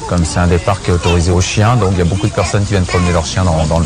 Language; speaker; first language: French; native; French